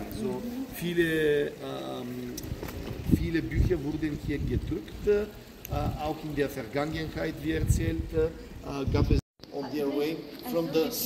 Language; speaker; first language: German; non-native, fluent; Bulgarian